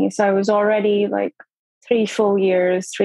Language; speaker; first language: English; non-native, local second language; Urdu